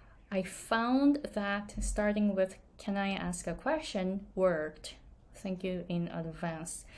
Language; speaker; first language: English; non-native, fluent; Japanese